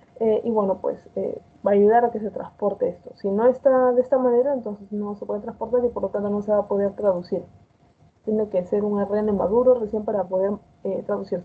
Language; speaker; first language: Spanish; native; Spanish